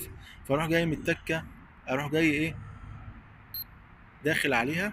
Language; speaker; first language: Arabic; native; Arabic